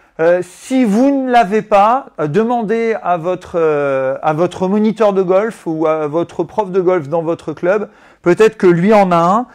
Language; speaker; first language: French; native; French